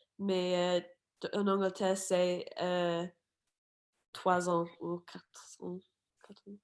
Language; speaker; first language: French; non-native, fluent; English